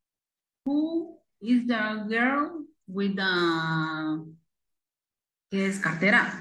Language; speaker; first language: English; non-native, learner; Spanish